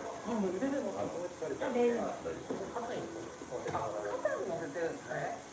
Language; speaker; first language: Japanese; native; Japanese